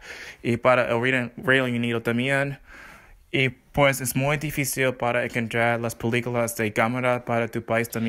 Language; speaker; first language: Spanish; non-native, learner; English